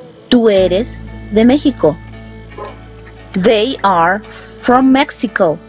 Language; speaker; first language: English; non-native, fluent; Spanish